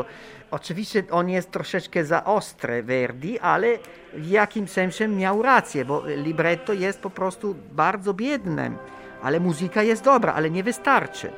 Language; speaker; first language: Polish; non-native, learner; Italian